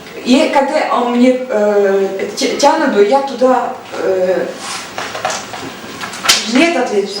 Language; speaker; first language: Russian; non-native, learner; Dutch